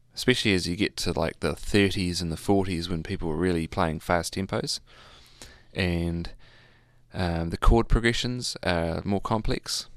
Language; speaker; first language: English; native; English